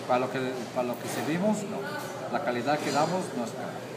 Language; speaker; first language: Spanish; early bilingual, heritage; Spanish